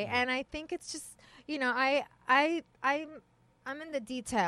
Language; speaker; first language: English; early bilingual, other home language; Persian